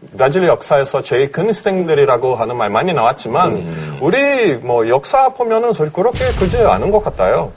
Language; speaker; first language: Korean; non-native, fluent; Portuguese